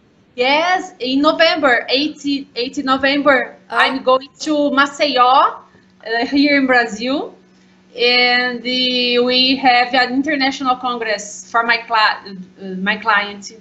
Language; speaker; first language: English; non-native, learner; Portuguese